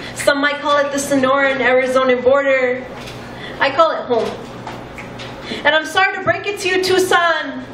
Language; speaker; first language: English; native; English